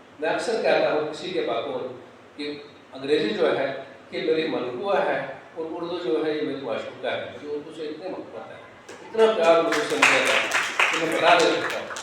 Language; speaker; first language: Urdu; native; Urdu